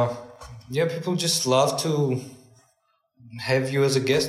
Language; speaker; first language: English; non-native, fluent; Georgian